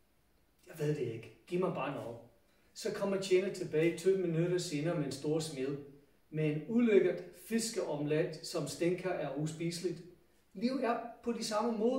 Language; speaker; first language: Danish; non-native, fluent; English